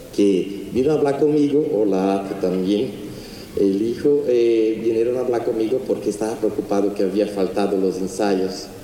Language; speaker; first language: Spanish; non-native, fluent; Portuguese